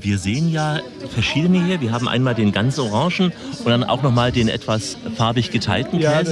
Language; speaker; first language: German; native; German